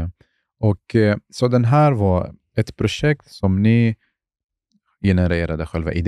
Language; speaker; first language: Swedish; non-native, fluent; Arabic